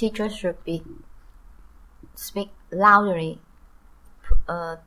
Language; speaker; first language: English; non-native, learner; Chinese